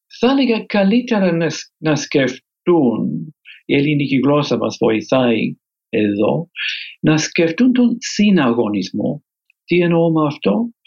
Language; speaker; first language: Greek; non-native, fluent; English